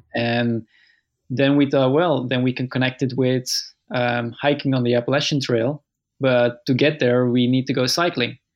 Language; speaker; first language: English; non-native, fluent; Dutch